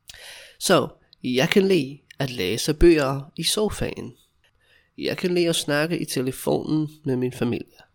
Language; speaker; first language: Danish; non-native, fluent; English